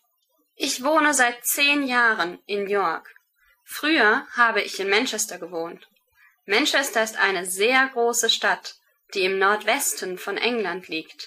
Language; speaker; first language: German; non-native, learner; English